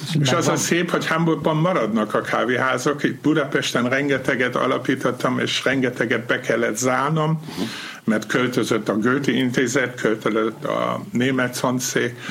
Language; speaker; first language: Hungarian; non-native, fluent; German